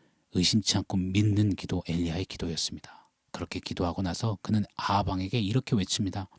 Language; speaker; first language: Korean; native; Korean